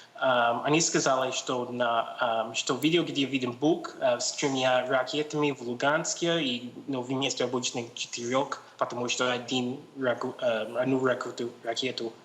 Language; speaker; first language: Russian; non-native, learner; English